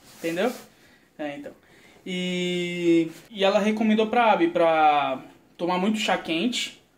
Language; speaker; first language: Portuguese; native; Portuguese